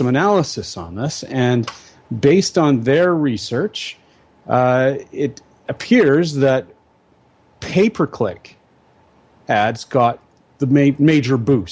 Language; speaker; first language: English; native; English